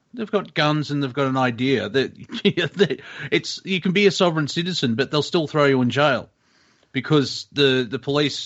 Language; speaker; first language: English; native; English